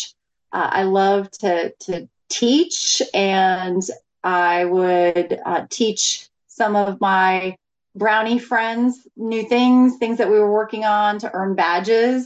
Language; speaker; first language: English; native; English